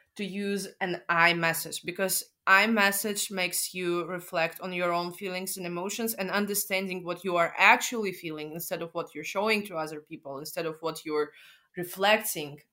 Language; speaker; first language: English; non-native, fluent; Russian